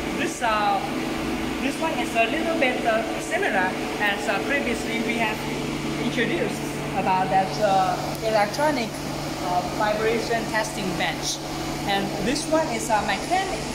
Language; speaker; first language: English; non-native, learner; Chinese